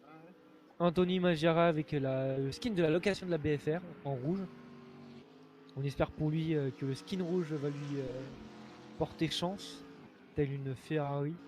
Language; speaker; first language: French; native; French